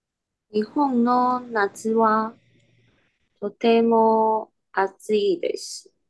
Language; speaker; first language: Japanese; non-native, learner; Chinese